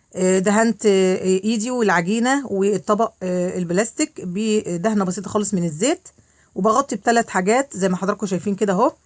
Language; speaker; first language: Arabic; native; Arabic